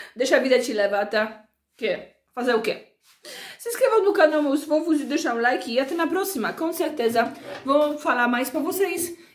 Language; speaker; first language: Portuguese; non-native, fluent; Polish